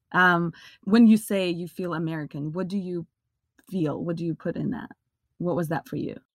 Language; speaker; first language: English; non-native, fluent; Russian